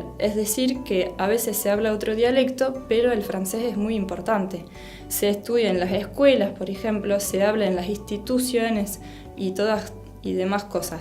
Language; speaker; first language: Spanish; non-native, fluent; French